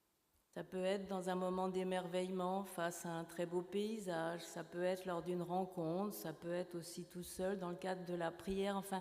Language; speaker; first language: French; native; French